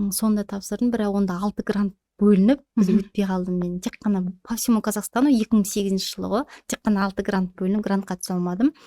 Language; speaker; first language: Kazakh; native; Kazakh